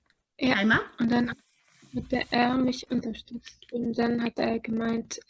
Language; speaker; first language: German; non-native, fluent; Arabic